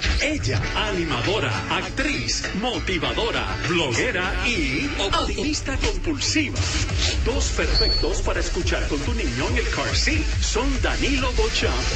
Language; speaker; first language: Spanish; native; Spanish